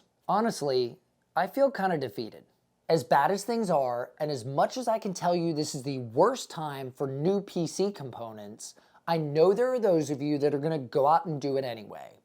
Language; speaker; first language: English; native; English